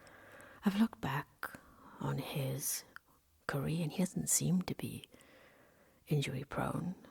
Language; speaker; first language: English; non-native, local second language; Welsh